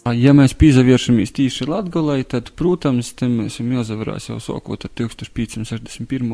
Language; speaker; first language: Latvian; native; Latvian